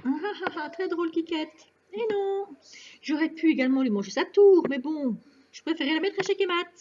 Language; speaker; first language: French; native; French